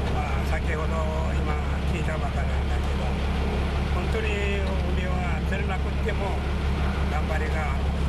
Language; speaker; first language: Japanese; native; Japanese